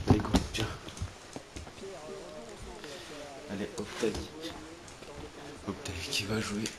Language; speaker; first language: French; native; French